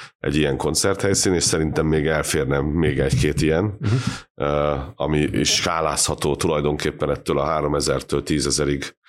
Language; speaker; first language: Hungarian; native; Hungarian